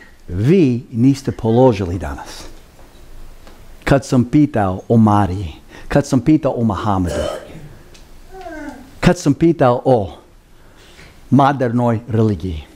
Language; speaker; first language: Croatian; early bilingual, heritage; Croatian